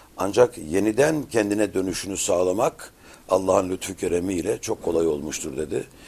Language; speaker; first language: Turkish; native; Turkish